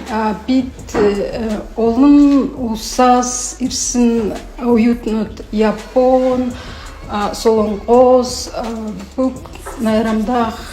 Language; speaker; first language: Mongolian; non-native, learner; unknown